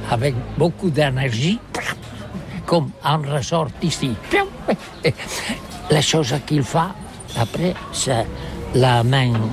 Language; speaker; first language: French; non-native, learner; Catalan